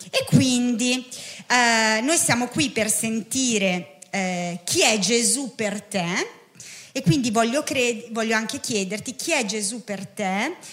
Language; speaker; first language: Italian; native; Italian